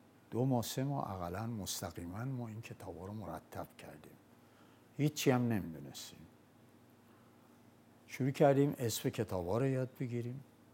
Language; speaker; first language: Persian; non-native, local second language; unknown